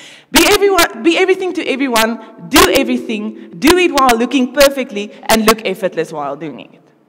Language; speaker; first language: English; non-native, local second language; Afrikaans